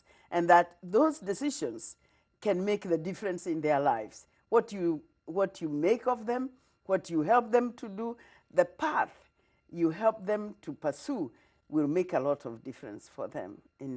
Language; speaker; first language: English; non-native, local second language; Kikuyu